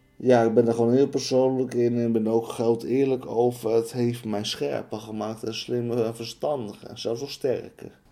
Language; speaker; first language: Dutch; native; Dutch